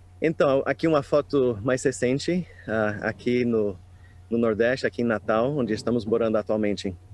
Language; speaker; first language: Portuguese; non-native, fluent; English